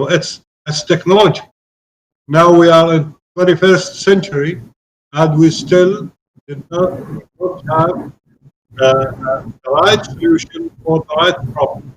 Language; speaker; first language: English; non-native, fluent; Arabic